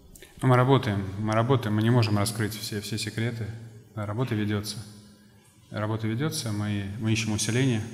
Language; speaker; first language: Russian; native; Russian